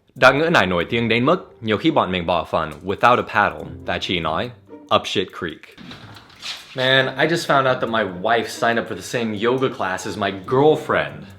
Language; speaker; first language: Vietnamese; non-native, fluent; English